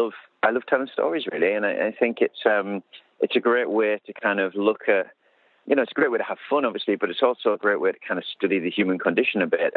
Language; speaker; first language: English; native; English